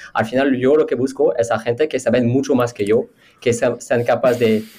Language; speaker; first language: Spanish; non-native, fluent; French